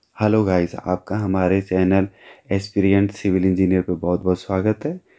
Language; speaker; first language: Hindi; native; Hindi